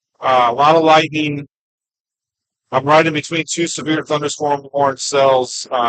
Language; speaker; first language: English; native; English